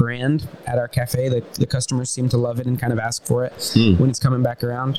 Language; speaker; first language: English; native; English